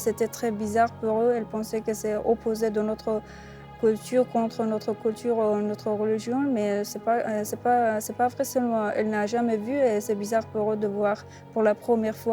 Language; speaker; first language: French; non-native, learner; Persian